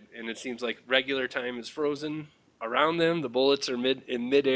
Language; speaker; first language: English; native; English